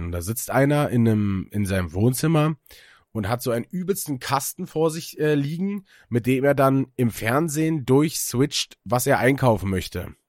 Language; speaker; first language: German; native; German